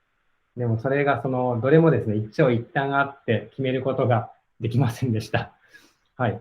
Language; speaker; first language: Japanese; native; Japanese